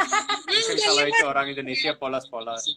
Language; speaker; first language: Indonesian; non-native, fluent; English